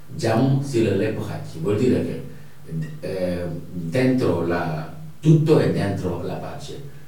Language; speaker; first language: Italian; non-native, fluent; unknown